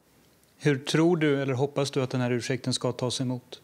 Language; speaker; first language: Swedish; native; Swedish